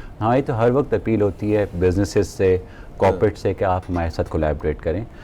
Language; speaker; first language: Urdu; native; Urdu